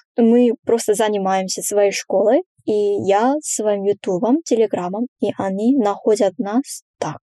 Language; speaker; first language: Russian; non-native, fluent; Korean